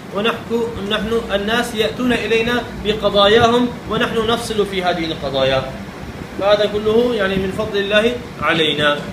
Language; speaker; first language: Arabic; non-native, fluent; Urdu